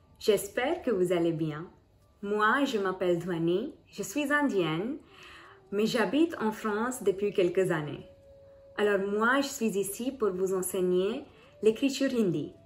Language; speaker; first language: French; non-native, learner; Hindi